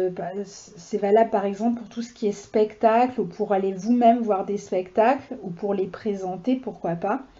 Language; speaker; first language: French; native; French